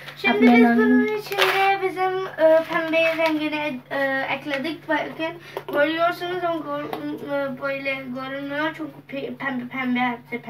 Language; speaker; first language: Turkish; non-native, learner; Urdu